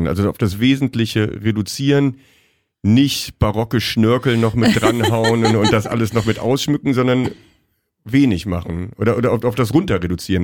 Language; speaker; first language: German; native; German